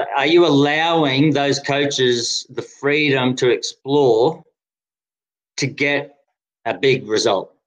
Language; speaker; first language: English; native; English